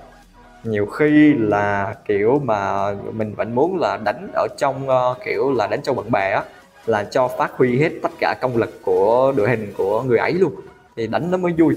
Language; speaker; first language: Vietnamese; native; Vietnamese